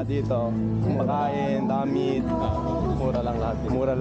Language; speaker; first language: Filipino; non-native, learner; English